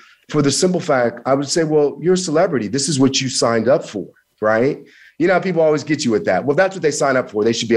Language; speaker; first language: English; native; English